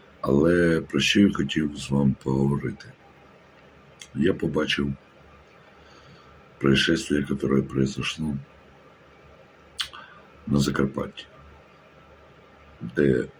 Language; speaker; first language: Ukrainian; native; Ukrainian